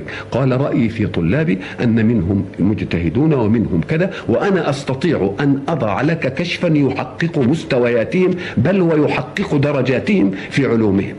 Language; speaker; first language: Arabic; native; Arabic